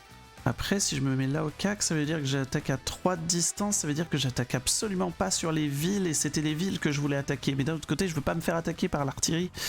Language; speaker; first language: French; native; French